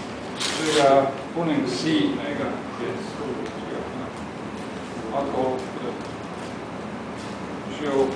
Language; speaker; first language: Chinese; non-native, learner; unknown